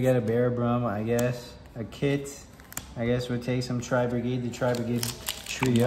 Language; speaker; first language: English; native; English